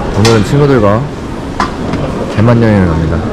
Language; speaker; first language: Korean; native; Korean